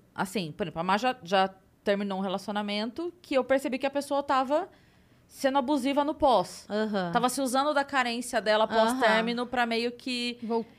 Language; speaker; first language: Portuguese; native; Portuguese